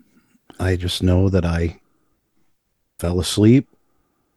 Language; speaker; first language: English; native; English